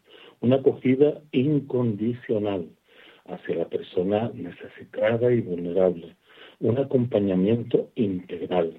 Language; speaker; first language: Spanish; native; Spanish